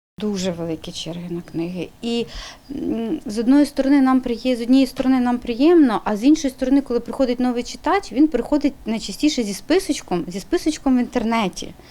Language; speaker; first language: Ukrainian; native; Ukrainian